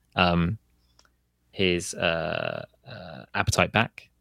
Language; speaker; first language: English; native; English